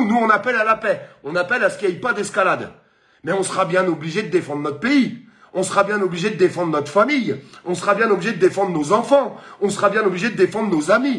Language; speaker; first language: French; native; French